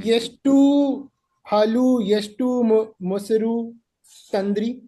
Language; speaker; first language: Kannada; non-native, learner; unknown